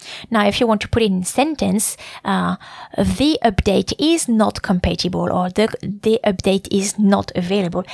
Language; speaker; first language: English; non-native, fluent; French